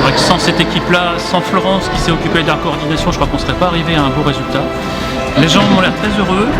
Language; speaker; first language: French; native; French